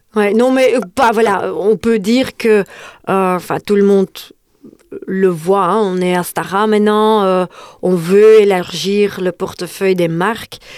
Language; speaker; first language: French; non-native, local second language; Dutch